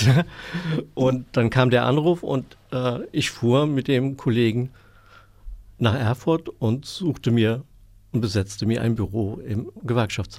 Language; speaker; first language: German; native; German